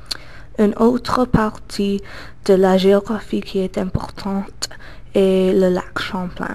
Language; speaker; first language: French; non-native, learner; English